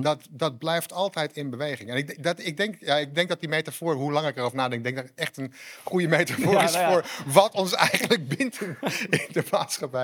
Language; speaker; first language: Dutch; native; Dutch